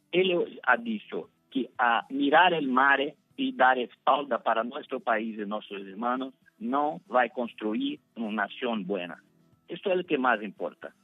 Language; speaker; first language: Spanish; non-native, fluent; Portuguese